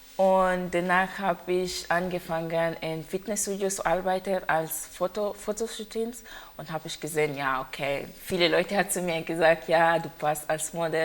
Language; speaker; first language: German; non-native, learner; Haitian Creole